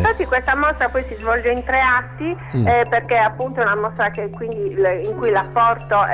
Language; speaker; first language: Italian; native; Italian